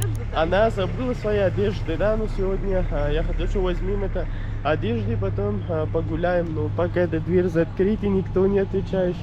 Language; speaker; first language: Russian; non-native, learner; Pashto